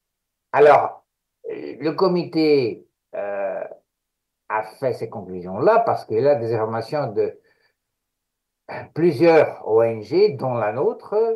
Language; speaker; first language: French; non-native, fluent; Greek